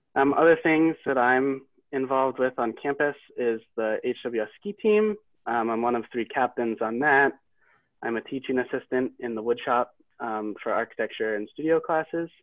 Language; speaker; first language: English; native; English